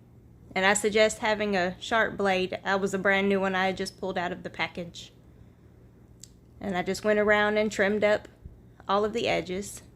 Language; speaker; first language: English; native; English